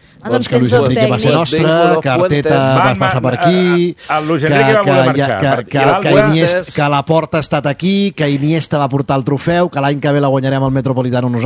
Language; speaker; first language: Catalan; native; Catalan